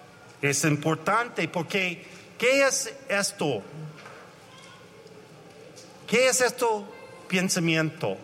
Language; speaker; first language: Spanish; non-native, learner; English